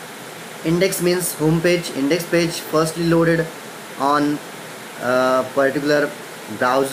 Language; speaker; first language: English; non-native, local second language; Marathi